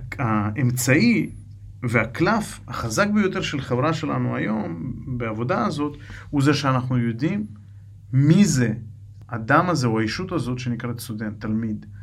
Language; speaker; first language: Hebrew; non-native, fluent; Russian